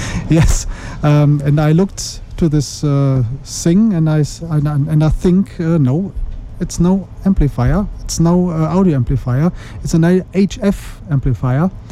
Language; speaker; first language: English; non-native, learner; German